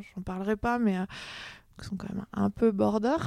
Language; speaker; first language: French; native; French